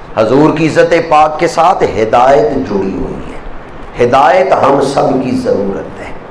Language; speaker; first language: Urdu; non-native, local second language; Punjabi